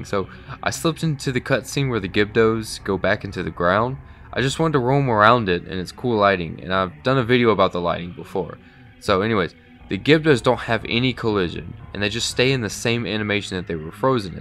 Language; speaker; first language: English; native; English